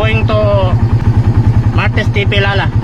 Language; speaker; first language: English; non-native, learner; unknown